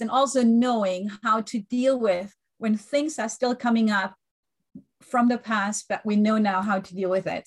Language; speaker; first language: English; non-native, fluent; German